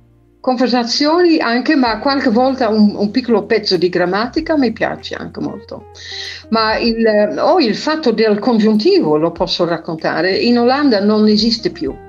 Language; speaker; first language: Italian; non-native, fluent; Dutch